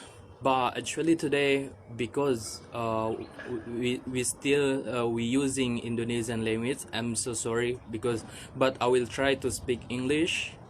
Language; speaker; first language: English; non-native, learner; Indonesian